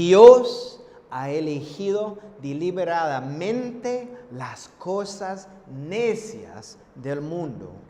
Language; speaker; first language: Spanish; non-native, fluent; English